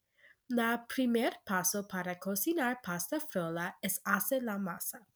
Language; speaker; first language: Spanish; non-native, learner; English